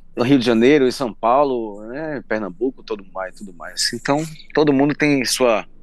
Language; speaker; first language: Portuguese; native; Portuguese